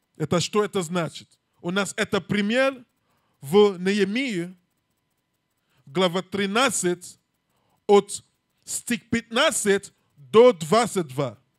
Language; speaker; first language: Russian; non-native, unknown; English